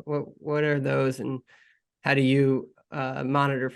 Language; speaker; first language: English; native; English